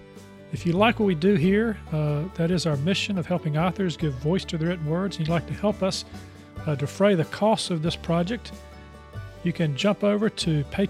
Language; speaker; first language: English; native; English